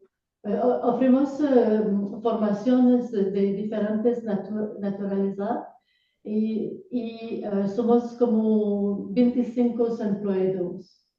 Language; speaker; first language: Spanish; non-native, learner; French